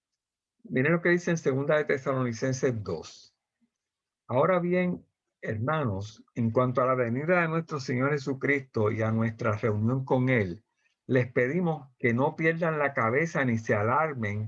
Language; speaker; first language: Spanish; native; Spanish